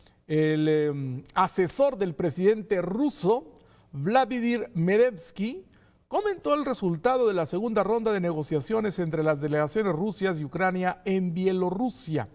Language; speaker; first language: Spanish; native; Spanish